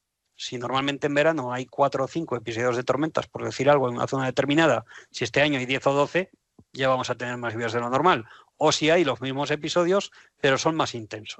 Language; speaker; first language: Spanish; native; Spanish